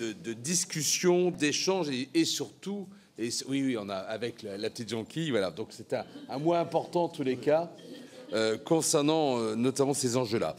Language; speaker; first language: French; native; French